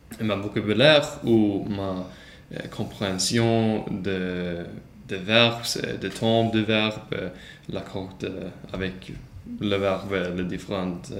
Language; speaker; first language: French; non-native, learner; Swedish